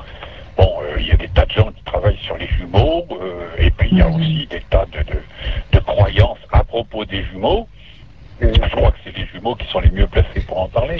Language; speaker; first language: French; native; French